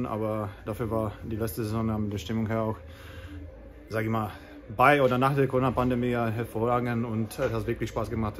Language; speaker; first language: German; native; German